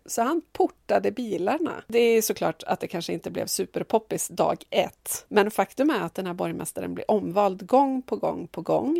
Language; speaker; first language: Swedish; native; Swedish